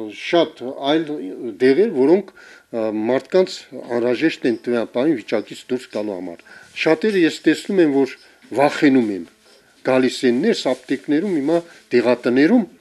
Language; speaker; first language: Armenian; native; Armenian